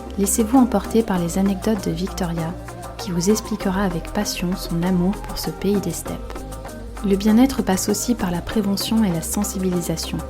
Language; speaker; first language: French; native; French